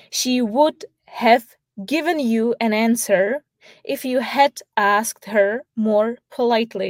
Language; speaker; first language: English; non-native, fluent; Czech